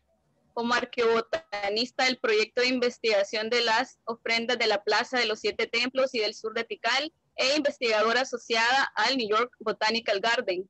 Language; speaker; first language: Spanish; native; Spanish